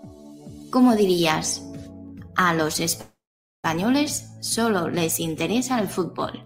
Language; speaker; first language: Spanish; non-native, fluent; Chinese